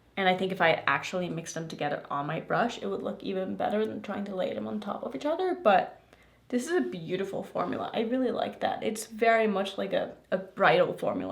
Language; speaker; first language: English; native; English